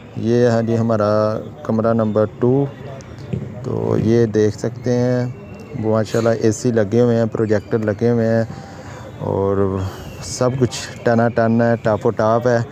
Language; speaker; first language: Urdu; non-native, local second language; Punjabi